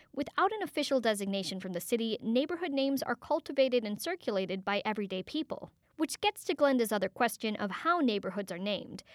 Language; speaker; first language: English; native; English